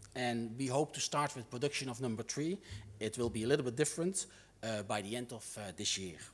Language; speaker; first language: English; non-native, fluent; Dutch